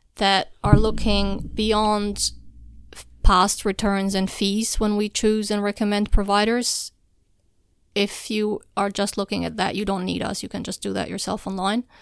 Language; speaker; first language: English; non-native, fluent; Albanian